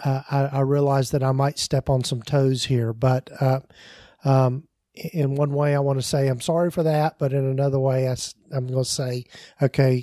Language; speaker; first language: English; native; English